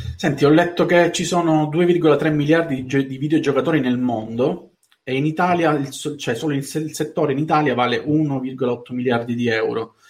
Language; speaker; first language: Italian; native; Italian